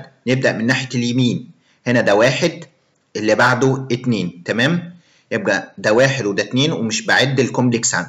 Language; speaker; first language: Arabic; native; Arabic